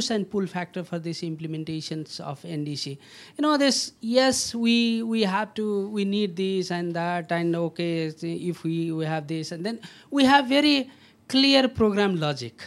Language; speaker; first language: English; non-native, local second language; Nepali